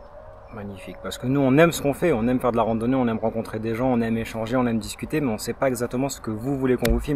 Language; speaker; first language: French; native; French